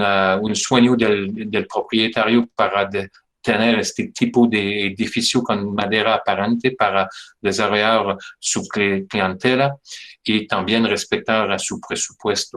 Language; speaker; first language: Spanish; non-native, fluent; French